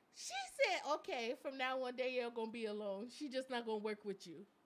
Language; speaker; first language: English; native; English